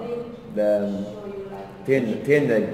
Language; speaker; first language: Hungarian; non-native, learner; Swedish